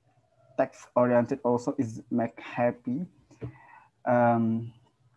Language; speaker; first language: English; non-native, learner; Indonesian